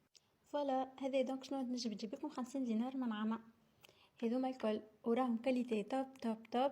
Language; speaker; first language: Arabic; native; Arabic